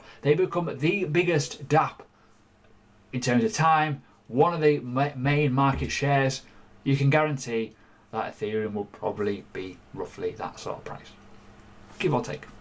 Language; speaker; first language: English; native; English